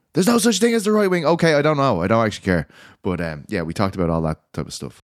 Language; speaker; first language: English; native; English